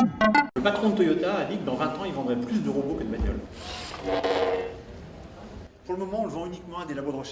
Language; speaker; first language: French; native; French